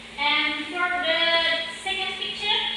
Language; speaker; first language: English; non-native, learner; Indonesian